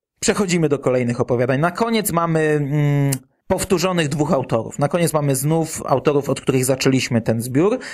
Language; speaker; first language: Polish; native; Polish